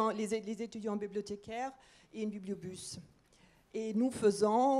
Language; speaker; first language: French; non-native, fluent; German